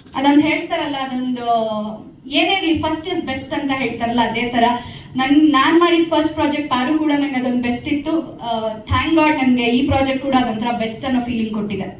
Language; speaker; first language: Kannada; native; Kannada